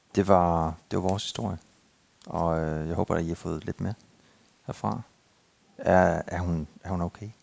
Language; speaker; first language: Danish; native; Danish